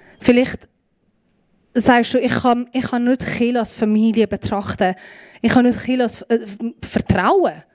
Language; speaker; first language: German; non-native, fluent; Persian